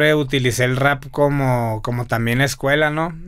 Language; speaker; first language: Spanish; native; Spanish